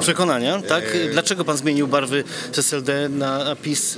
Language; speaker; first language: Polish; native; Polish